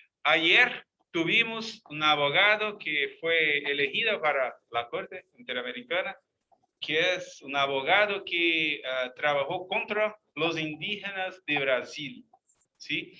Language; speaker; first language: Spanish; non-native, fluent; Portuguese